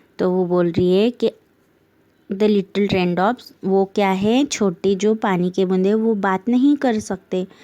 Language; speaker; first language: Urdu; native; Urdu